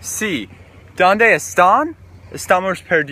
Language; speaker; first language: Spanish; non-native, learner; English